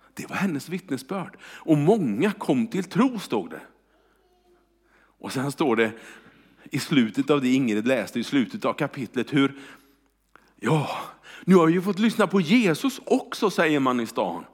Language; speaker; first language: Swedish; native; Swedish